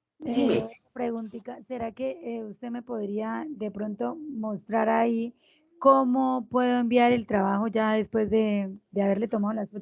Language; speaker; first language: Spanish; native; Spanish